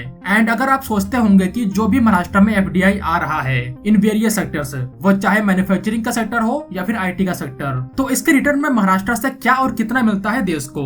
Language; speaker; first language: Hindi; native; Hindi